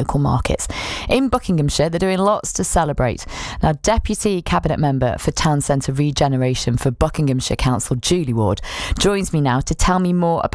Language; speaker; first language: English; native; English